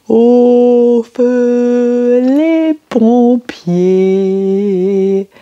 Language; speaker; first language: French; native; French